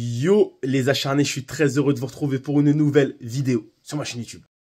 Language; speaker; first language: French; native; French